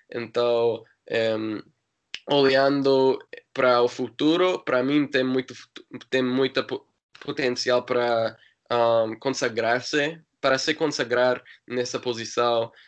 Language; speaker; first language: Portuguese; non-native, learner; English